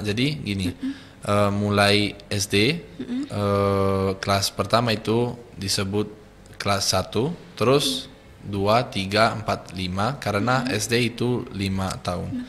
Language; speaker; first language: Indonesian; non-native, fluent; Italian